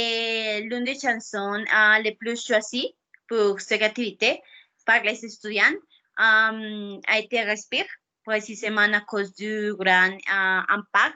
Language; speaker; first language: French; non-native, learner; Spanish